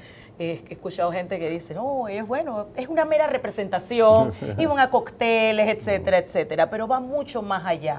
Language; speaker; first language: Spanish; native; Spanish